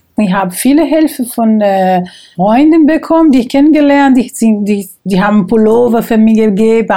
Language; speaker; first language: German; non-native, fluent; Portuguese